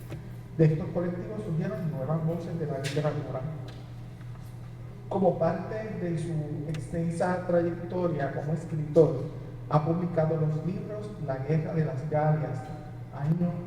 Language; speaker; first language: Spanish; native; Spanish